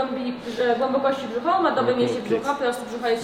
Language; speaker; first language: Polish; native; Polish